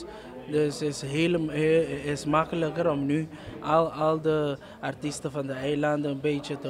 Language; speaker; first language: Dutch; non-native, local second language; Papiamento